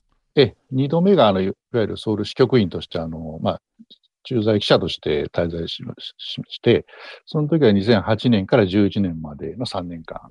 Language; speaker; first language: Japanese; native; Japanese